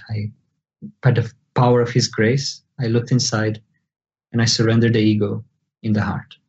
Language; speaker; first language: English; non-native, fluent; Portuguese